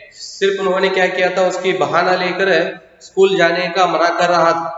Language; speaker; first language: Hindi; non-native, local second language; Kannada